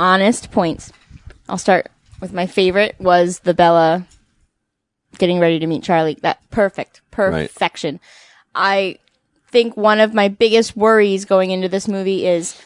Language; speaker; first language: English; non-native, fluent; Spanish